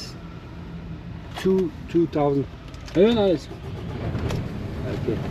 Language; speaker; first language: English; non-native, learner; Turkish